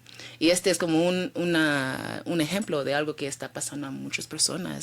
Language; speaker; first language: Spanish; early bilingual, heritage; Spanish